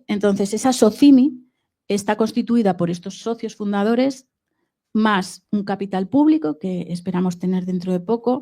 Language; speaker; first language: Spanish; native; Spanish